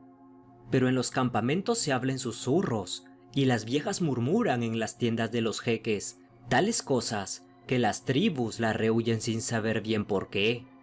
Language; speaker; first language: Spanish; native; Spanish